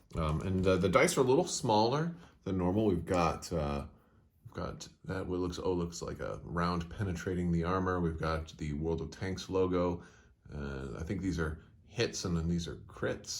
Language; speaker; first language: English; native; English